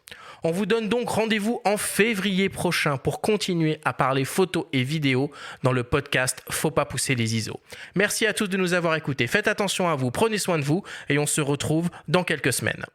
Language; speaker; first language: French; native; French